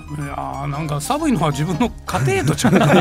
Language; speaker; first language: Japanese; native; Japanese